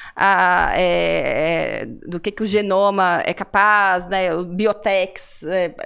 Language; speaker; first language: Portuguese; native; Portuguese